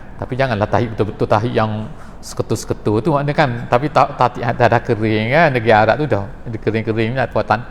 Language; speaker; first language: Malay; native; Malay